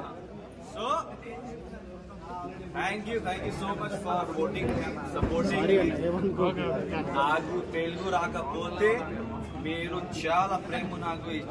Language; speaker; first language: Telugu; non-native, learner; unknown